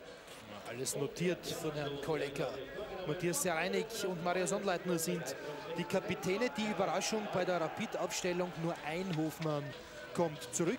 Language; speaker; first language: German; native; German